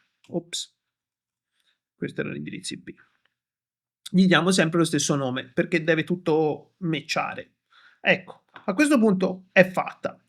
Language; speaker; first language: Italian; native; Italian